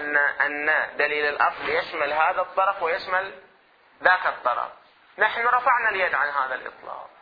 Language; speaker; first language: Arabic; native; Arabic